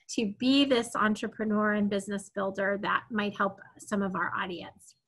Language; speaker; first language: English; native; English